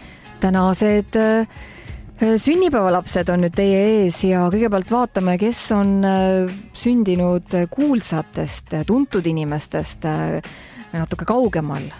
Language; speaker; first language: Estonian; native; Estonian